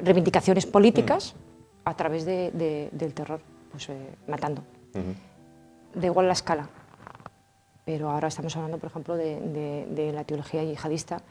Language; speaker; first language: Spanish; native; Spanish